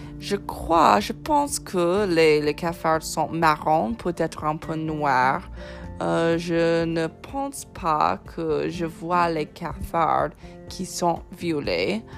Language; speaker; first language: French; non-native, fluent; English